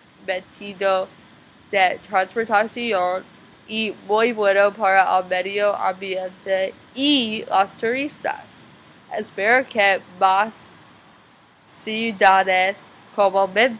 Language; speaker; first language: Spanish; non-native, learner; English